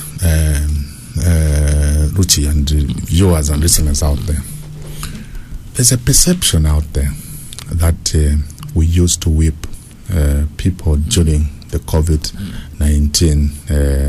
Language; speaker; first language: English; non-native, local second language; Bemba